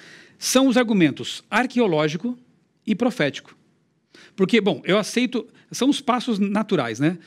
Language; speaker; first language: Portuguese; native; Portuguese